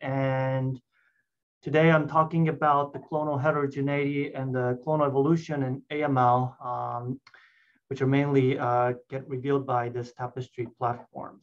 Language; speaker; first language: English; non-native, fluent; Japanese